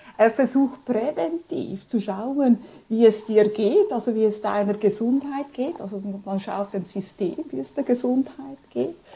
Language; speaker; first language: German; early bilingual, other home language; Spanish